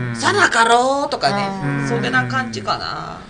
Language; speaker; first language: Japanese; native; Japanese